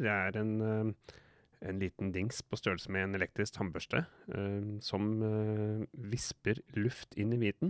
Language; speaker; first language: Norwegian; native; Norwegian